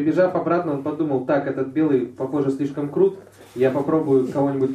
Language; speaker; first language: Russian; native; Russian